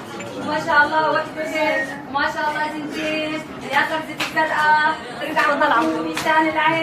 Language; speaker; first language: Arabic; native; Arabic